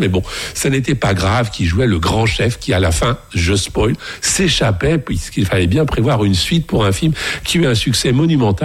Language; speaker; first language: French; native; French